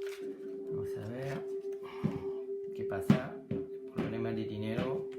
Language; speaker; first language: Spanish; non-native, learner; French